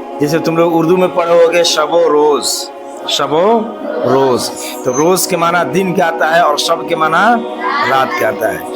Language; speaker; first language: Urdu; native; Urdu